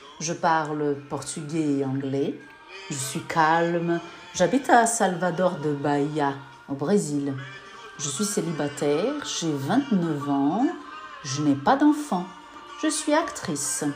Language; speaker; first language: French; non-native, learner; Portuguese